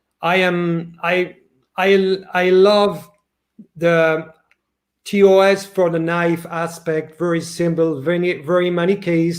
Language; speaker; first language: English; non-native, learner; French